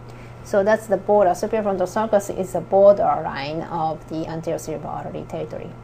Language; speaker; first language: English; non-native, fluent; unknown